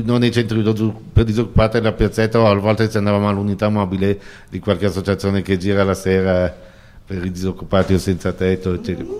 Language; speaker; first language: Italian; native; Italian